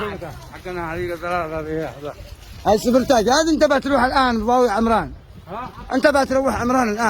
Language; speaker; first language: Arabic; native; Arabic